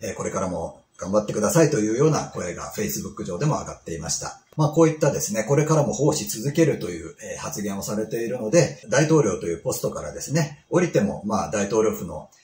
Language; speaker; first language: Japanese; native; Japanese